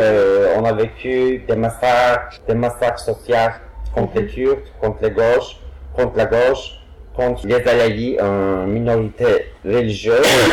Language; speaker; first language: French; non-native, fluent; Turkish